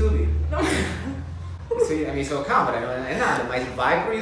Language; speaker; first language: Portuguese; non-native, fluent; English